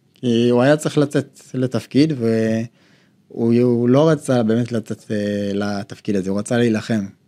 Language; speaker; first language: Hebrew; early bilingual, other home language; Amharic